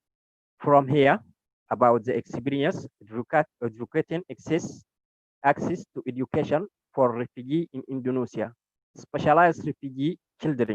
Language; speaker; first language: English; non-native, learner; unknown